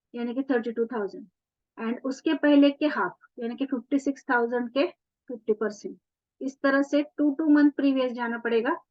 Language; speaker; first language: Hindi; non-native, local second language; Marathi